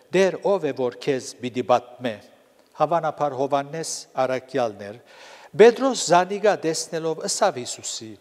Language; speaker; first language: Armenian; native; Armenian